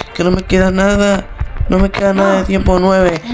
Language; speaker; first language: Spanish; native; Spanish